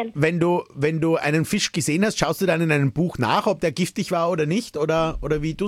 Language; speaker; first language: German; native; German